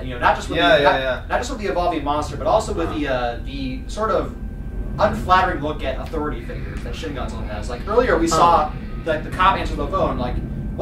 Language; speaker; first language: English; native; English